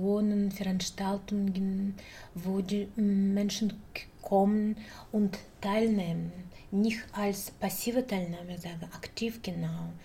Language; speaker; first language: German; non-native, learner; Russian